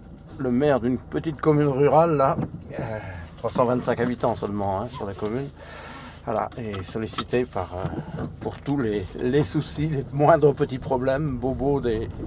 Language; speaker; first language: French; native; French